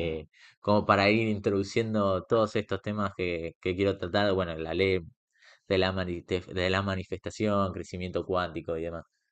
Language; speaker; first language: Spanish; native; Spanish